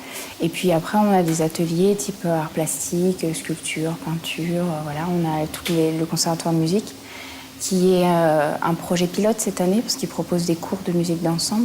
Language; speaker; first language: French; native; French